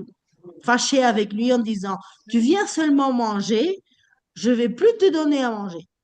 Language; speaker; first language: French; non-native, fluent; Spanish